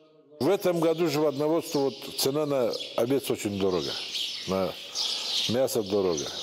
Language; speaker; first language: Russian; non-native, local second language; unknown